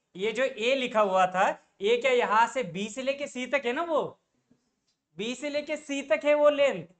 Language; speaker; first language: Hindi; non-native, local second language; Marathi